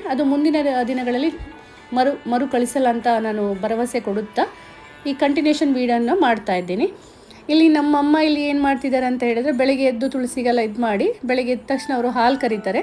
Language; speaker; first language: Kannada; native; Kannada